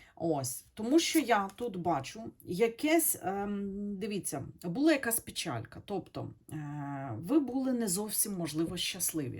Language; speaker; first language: Ukrainian; non-native, local second language; Russian